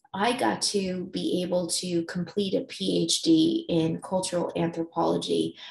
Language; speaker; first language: English; native; English